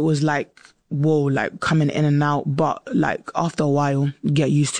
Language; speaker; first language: English; native; English